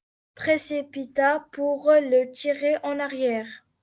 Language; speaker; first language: French; non-native, learner; Arabic